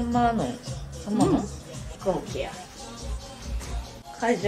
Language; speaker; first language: Korean; non-native, fluent; Japanese